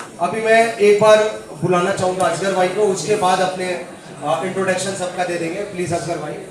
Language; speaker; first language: Hindi; native; Hindi